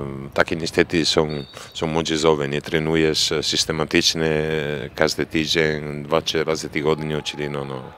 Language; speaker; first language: Polish; non-native, fluent; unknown